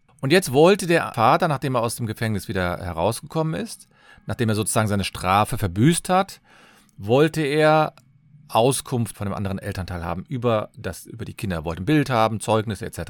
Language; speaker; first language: German; native; German